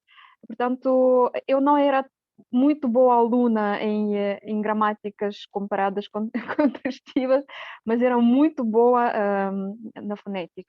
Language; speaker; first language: Portuguese; non-native, fluent; Romanian